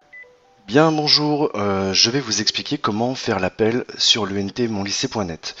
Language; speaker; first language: French; native; French